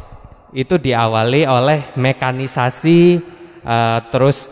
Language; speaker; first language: Indonesian; native; Indonesian